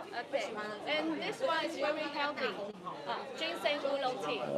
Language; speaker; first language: English; non-native, learner; Chinese